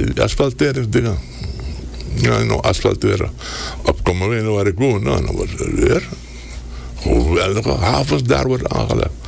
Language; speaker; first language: Dutch; native; Dutch